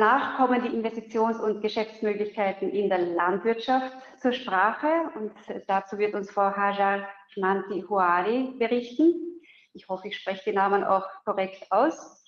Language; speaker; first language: German; native; German